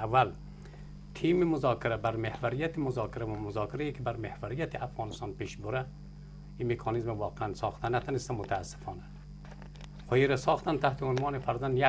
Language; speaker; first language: Persian; native; Persian